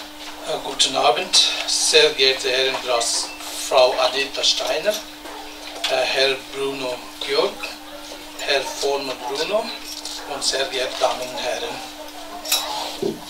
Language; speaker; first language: German; non-native, fluent; Tibetan